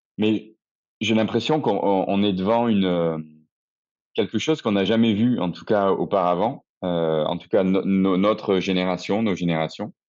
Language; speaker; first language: French; native; French